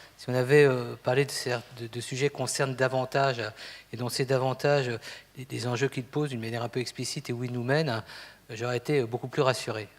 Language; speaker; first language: French; native; French